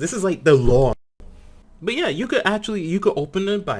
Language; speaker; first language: English; native; English